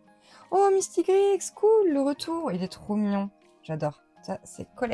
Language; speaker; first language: French; native; French